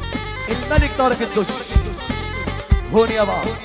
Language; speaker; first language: Arabic; native; Arabic